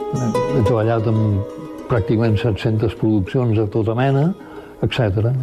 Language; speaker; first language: Catalan; native; Catalan